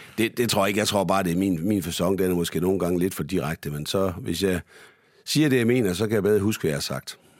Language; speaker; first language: Danish; native; Danish